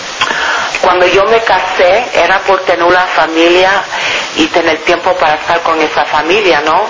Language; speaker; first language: Spanish; non-native, fluent; English